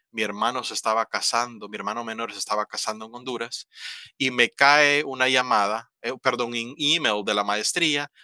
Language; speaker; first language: Spanish; native; Spanish